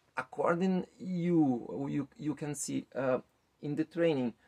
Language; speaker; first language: English; non-native, learner; Portuguese